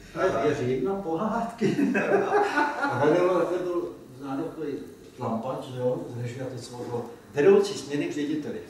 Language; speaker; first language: Czech; native; Czech